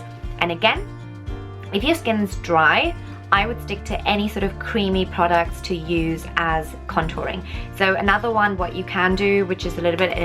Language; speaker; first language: English; native; English